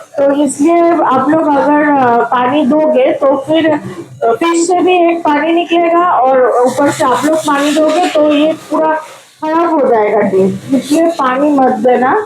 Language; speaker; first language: Hindi; non-native, local second language; Bangla